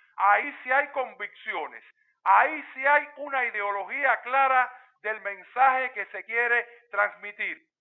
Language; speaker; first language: Spanish; native; Spanish